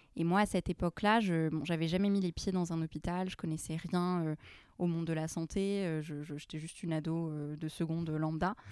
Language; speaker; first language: French; early bilingual, other home language; Arabic